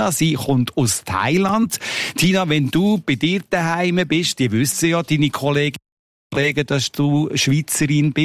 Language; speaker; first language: German; native; German